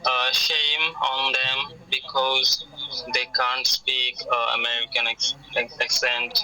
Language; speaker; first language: English; non-native, learner; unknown